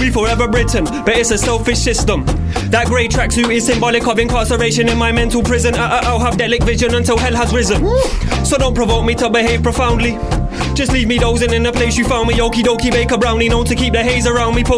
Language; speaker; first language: English; native; English